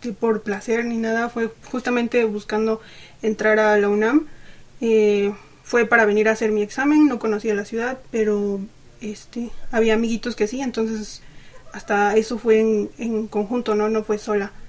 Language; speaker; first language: Spanish; non-native, local second language; Mixtepec Mixtec